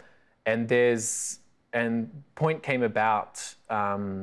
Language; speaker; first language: English; native; English